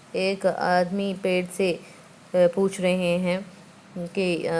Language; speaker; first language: Hindi; non-native, local second language; Malayalam